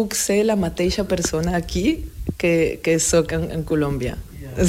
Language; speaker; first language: Catalan; non-native, fluent; Spanish